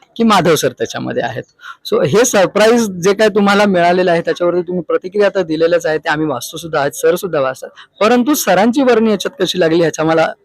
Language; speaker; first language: Marathi; native; Marathi